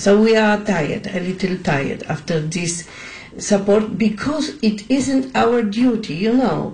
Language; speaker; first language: English; non-native, learner; Polish